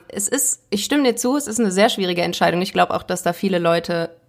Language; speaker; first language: German; native; German